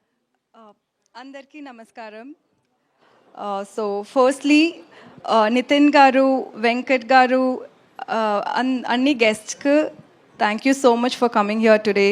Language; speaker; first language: Telugu; non-native, learner; Tamil